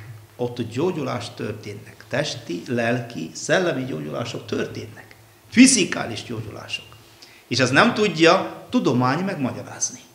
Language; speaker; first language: Hungarian; non-native, fluent; Malayalam